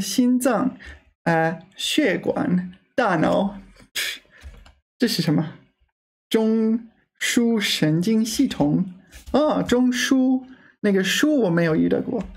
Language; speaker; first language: Chinese; non-native, learner; English